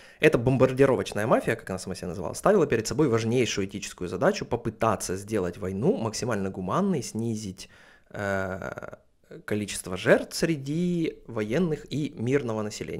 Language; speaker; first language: Russian; native; Russian